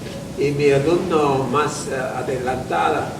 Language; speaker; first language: Spanish; non-native, fluent; English